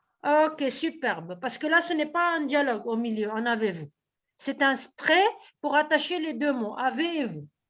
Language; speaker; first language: French; native; French